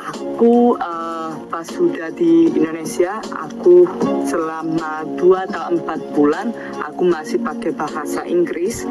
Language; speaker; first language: Indonesian; non-native, fluent; Spanish